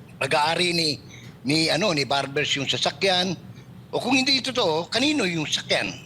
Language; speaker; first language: Filipino; native; Filipino